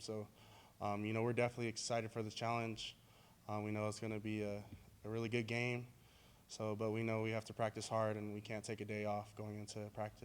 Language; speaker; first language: English; native; English